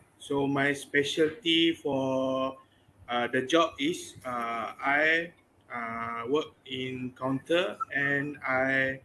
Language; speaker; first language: English; non-native, learner; Malay